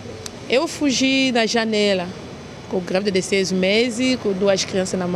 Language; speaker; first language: Portuguese; non-native, learner; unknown